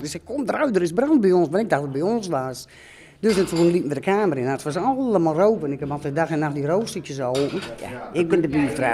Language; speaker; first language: Dutch; native; Dutch